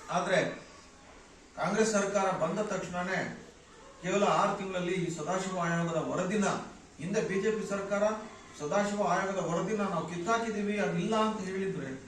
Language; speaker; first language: Kannada; non-native, local second language; Lambadi